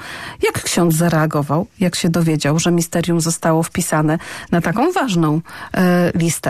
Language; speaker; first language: Polish; native; Polish